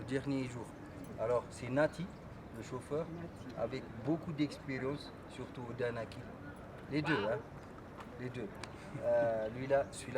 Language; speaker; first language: French; non-native, fluent; Amharic